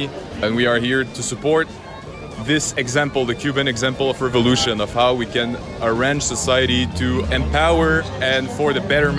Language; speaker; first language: English; non-native, fluent; French